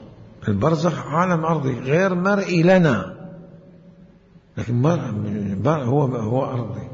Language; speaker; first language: Arabic; native; Arabic